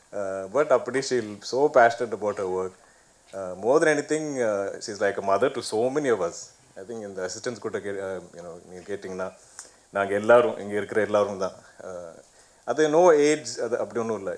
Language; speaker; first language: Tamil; non-native, fluent; Malayalam